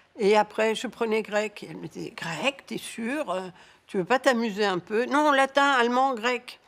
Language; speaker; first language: French; early bilingual, other home language; Spanish